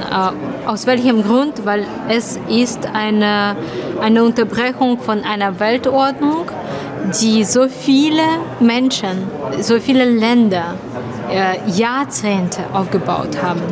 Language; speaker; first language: German; non-native, fluent; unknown